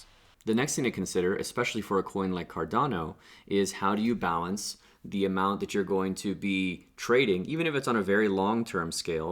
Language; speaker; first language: English; native; English